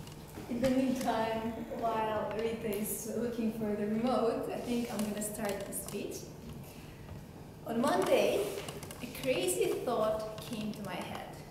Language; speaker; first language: English; non-native, fluent; Russian